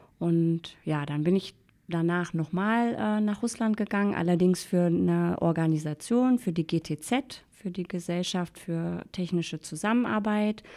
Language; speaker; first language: German; native; German